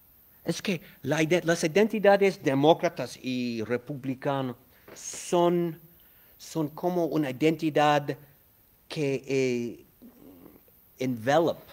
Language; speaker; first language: Spanish; non-native, fluent; English